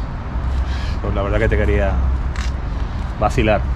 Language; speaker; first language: Spanish; native; Spanish